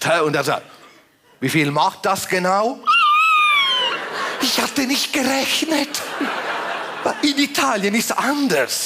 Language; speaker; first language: German; non-native, fluent; Italian